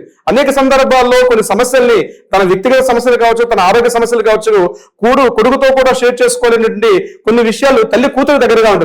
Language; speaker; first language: Telugu; native; Telugu